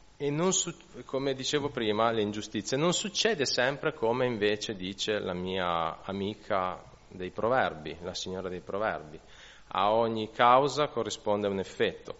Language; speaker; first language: Italian; native; Italian